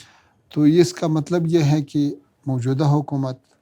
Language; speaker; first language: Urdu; non-native, learner; Pashto